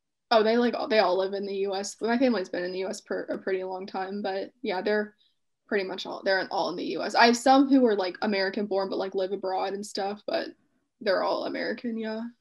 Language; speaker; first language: English; native; English